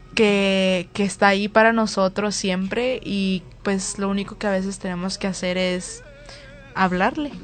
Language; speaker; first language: Spanish; early bilingual, heritage; Spanish